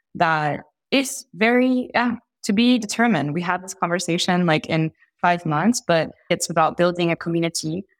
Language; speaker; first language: English; early bilingual, heritage; Italian